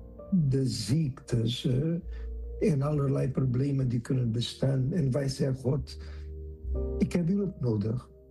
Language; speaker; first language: Dutch; non-native, fluent; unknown